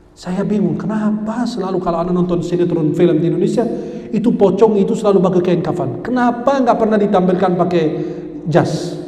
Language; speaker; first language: Indonesian; non-native, fluent; Arabic